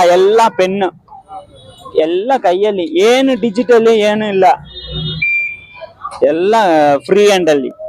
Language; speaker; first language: Kannada; non-native, local second language; Tamil